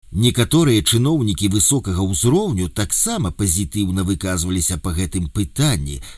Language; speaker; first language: Belarusian; native; Belarusian